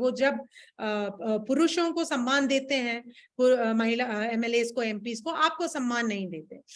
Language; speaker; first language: Hindi; non-native, local second language; Tamil